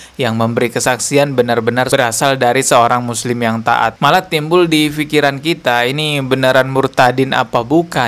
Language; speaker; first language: Indonesian; native; Indonesian